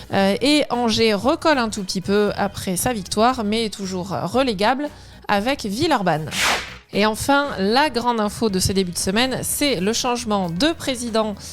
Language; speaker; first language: French; native; French